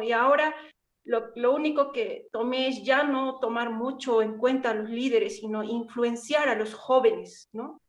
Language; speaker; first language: Spanish; non-native, local second language; Quechua